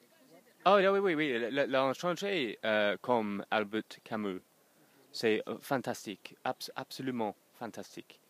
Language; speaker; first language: French; non-native, learner; English